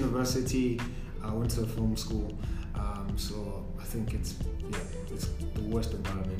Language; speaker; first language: English; non-native, local second language; Zulu